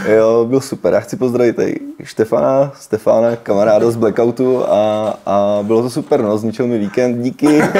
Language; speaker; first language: Czech; early bilingual, other home language; Ukrainian